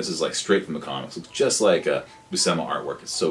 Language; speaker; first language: English; native; English